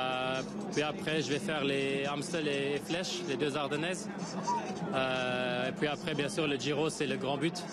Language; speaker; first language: French; non-native, local second language; Luxembourgish